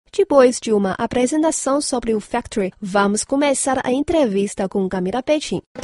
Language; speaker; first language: Portuguese; non-native, fluent; Chinese